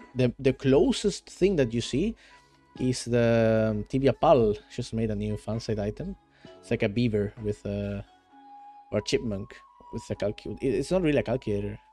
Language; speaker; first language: English; non-native, fluent; Spanish